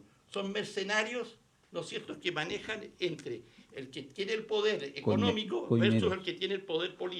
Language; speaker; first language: Spanish; native; Spanish